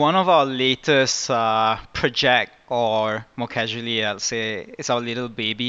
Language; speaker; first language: English; native; English